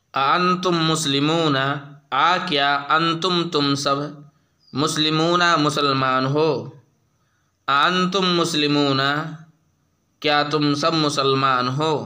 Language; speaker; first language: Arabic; non-native, fluent; Urdu